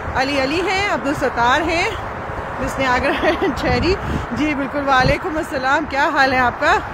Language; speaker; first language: Urdu; non-native, local second language; Punjabi